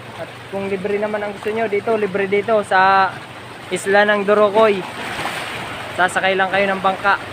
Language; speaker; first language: Filipino; non-native, local second language; Bikol